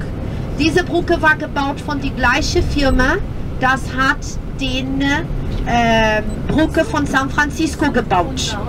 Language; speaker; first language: German; non-native, fluent; Portuguese